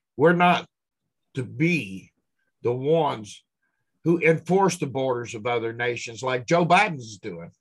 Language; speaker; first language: English; native; English